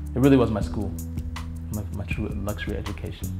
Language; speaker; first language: English; native; English